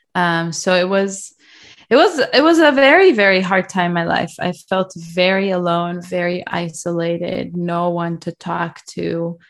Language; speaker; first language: English; early bilingual, other home language; Russian